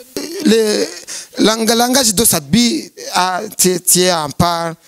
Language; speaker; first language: French; non-native, learner; Rundi